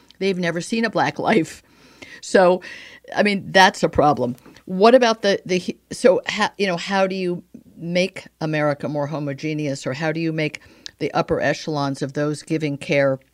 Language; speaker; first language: English; native; English